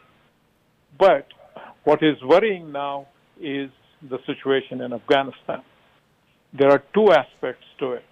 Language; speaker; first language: English; non-native, local second language; Kashmiri